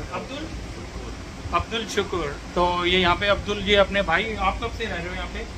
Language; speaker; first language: Hindi; native; Hindi